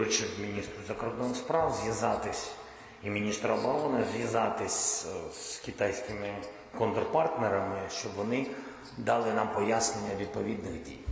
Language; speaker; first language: Ukrainian; non-native, local second language; Russian